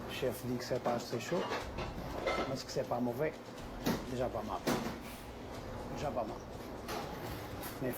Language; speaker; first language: French; non-native, fluent; Portuguese